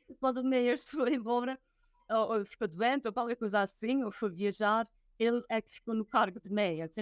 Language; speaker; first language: Portuguese; native; Portuguese